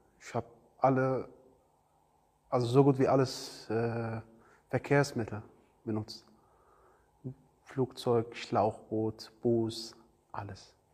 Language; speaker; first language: German; non-native, learner; Arabic